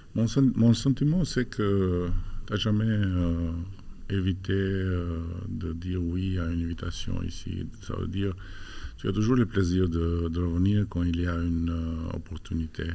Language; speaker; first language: French; non-native, fluent; Albanian